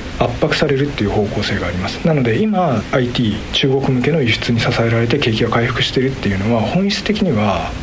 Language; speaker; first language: Japanese; native; Japanese